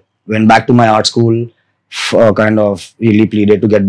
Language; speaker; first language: English; non-native, local second language; Gujarati